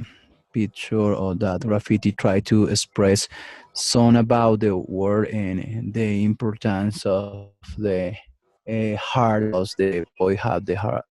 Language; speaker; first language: English; non-native, learner; Spanish